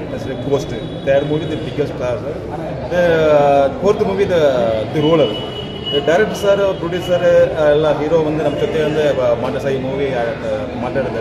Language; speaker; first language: Kannada; non-native, learner; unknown